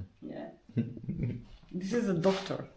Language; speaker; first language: English; non-native, learner; Russian